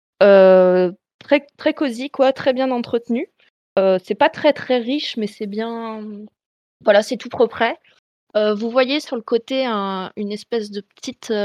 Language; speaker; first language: French; native; French